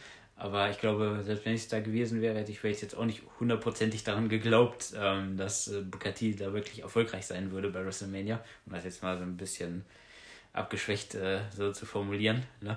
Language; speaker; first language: German; native; German